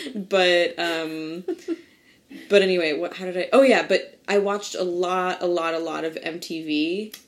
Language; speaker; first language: English; native; English